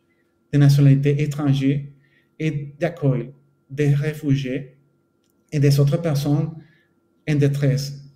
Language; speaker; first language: French; non-native, fluent; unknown